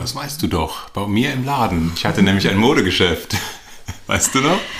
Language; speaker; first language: German; native; German